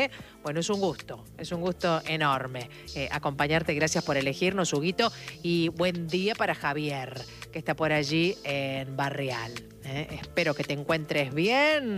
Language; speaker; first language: Spanish; native; Spanish